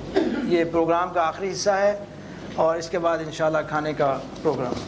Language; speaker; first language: Urdu; native; Urdu